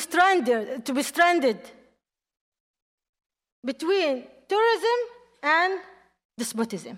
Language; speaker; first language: English; non-native, fluent; Arabic